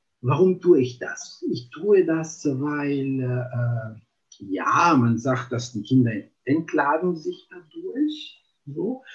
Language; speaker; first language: German; non-native, fluent; Italian